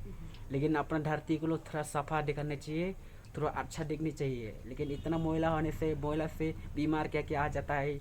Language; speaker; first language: Hindi; non-native, local second language; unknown